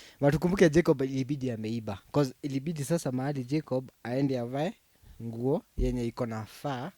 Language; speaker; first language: Swahili; native; Swahili